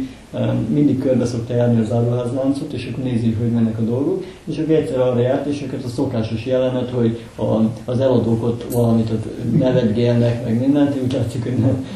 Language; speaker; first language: Hungarian; native; Hungarian